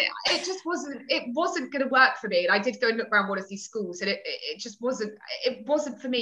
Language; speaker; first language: English; native; English